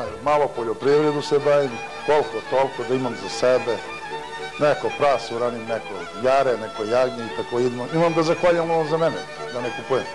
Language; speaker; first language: Bosnian; native; Bosnian